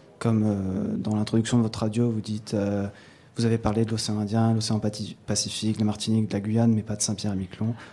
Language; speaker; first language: French; native; French